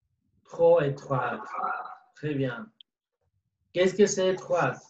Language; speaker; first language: French; non-native, learner; Spanish